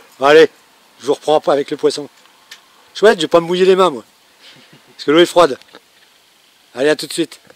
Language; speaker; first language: French; native; French